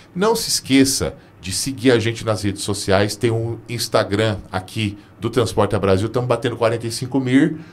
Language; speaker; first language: Portuguese; native; Portuguese